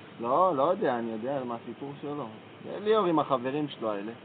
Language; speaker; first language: Hebrew; native; Hebrew